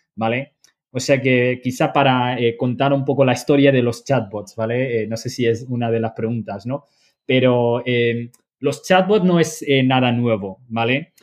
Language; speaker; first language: Spanish; non-native, fluent; Chinese